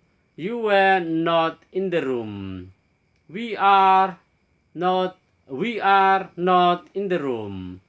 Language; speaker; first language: English; non-native, fluent; Indonesian